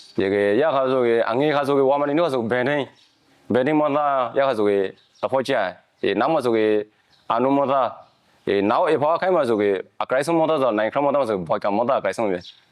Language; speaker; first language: Burmese; native; Burmese